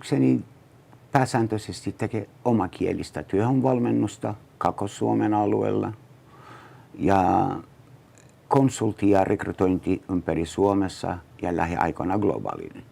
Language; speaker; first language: Finnish; non-native, learner; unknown